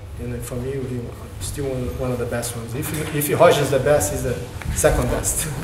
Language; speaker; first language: English; non-native, learner; Portuguese